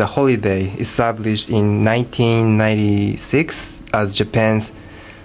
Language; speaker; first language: English; non-native, learner; Japanese